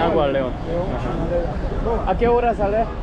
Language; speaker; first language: Spanish; non-native, learner; Korean